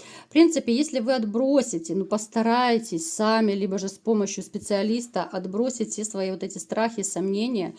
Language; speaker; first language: Russian; native; Russian